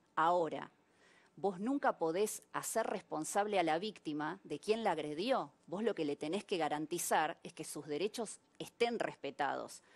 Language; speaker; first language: Spanish; native; Spanish